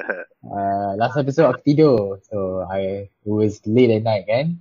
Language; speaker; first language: English; non-native, local second language; Malay